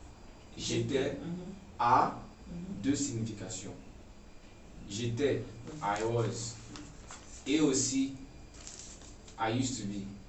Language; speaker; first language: French; non-native, fluent; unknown